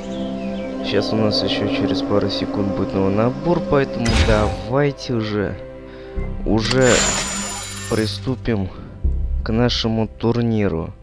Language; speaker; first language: Russian; native; Russian